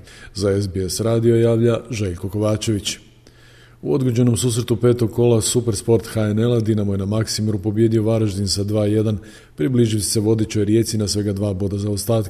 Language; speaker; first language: Croatian; native; Croatian